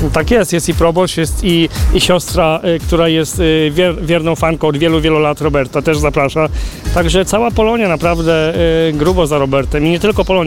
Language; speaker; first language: Polish; native; Polish